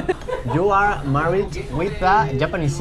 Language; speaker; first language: English; non-native, learner; Spanish